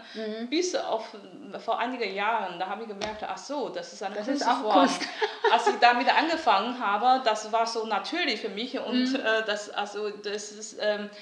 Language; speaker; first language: German; non-native, fluent; Chinese